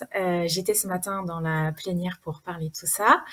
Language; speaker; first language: French; native; French